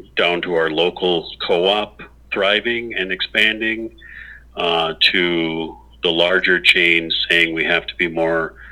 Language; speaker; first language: English; native; English